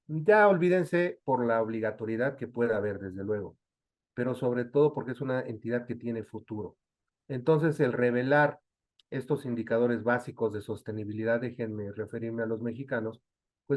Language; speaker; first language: Spanish; native; Spanish